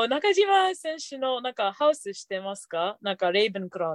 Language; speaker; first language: Japanese; non-native, fluent; English